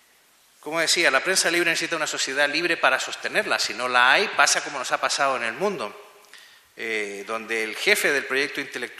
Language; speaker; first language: Spanish; native; Spanish